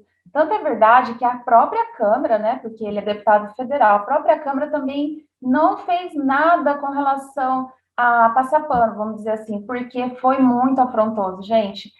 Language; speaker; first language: Portuguese; native; Portuguese